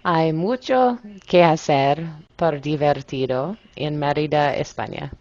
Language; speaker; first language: Spanish; non-native, learner; English